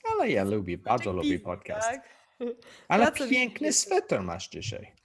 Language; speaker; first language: Polish; non-native, learner; English